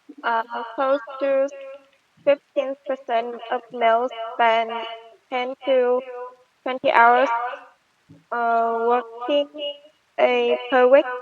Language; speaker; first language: English; non-native, learner; Vietnamese